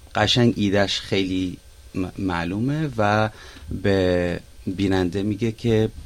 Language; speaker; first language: Persian; non-native, local second language; Arabic